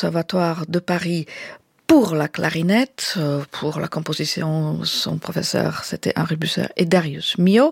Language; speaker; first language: French; native; French